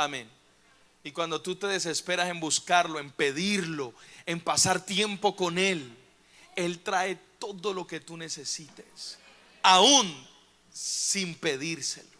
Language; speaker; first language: Spanish; native; Spanish